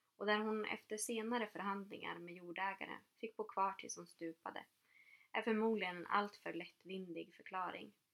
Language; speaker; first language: Swedish; native; Swedish